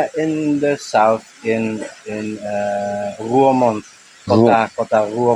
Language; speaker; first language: English; early bilingual, heritage; Dutch